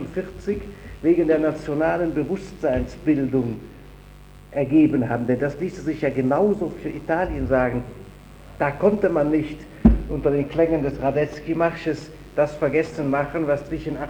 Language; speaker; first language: German; native; German